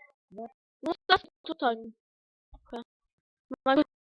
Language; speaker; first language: German; early bilingual, other home language; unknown